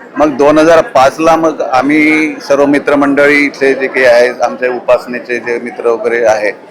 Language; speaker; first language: Marathi; native; Marathi